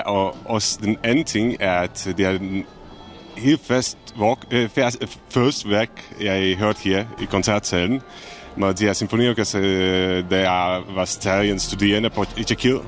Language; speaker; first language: Danish; non-native, fluent; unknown